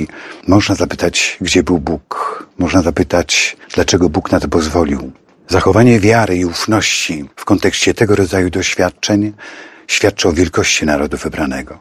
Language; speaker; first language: Polish; native; Polish